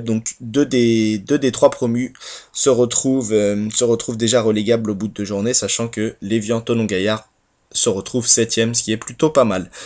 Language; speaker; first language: French; native; French